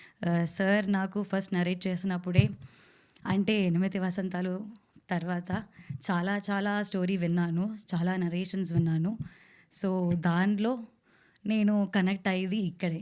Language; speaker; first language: Telugu; non-native, learner; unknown